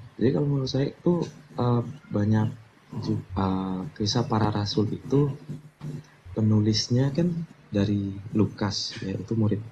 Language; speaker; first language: Indonesian; native; Indonesian